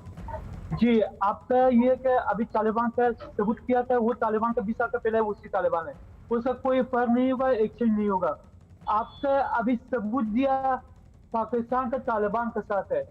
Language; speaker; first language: Hindi; non-native, learner; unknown